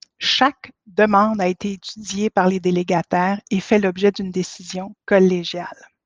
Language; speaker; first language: French; native; French